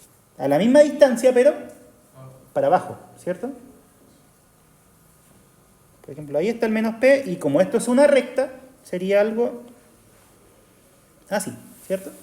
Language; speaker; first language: Spanish; native; Spanish